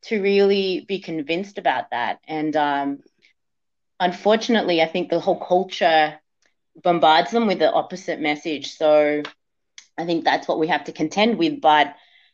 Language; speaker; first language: English; native; English